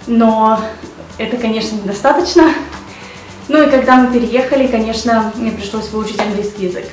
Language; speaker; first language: Russian; early bilingual, heritage; Russian